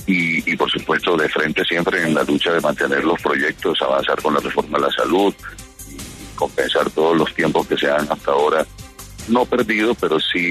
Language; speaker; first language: Spanish; native; Spanish